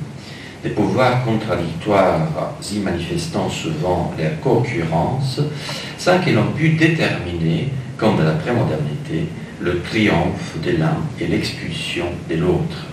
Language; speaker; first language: French; non-native, fluent; Italian